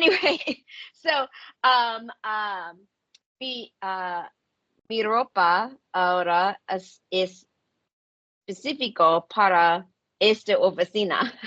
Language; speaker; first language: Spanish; non-native, learner; English